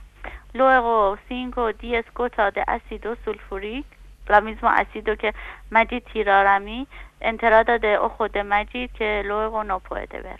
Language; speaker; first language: Spanish; non-native, learner; Persian